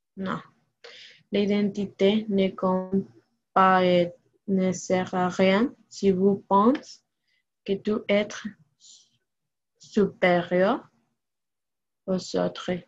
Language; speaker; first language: French; non-native, learner; Spanish